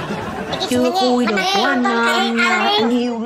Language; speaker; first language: Vietnamese; native; Vietnamese